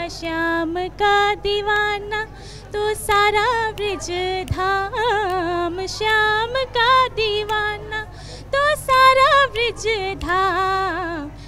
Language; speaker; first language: Hindi; native; Hindi